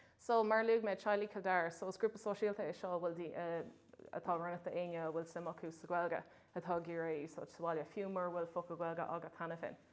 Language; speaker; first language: Irish; non-native, local second language; English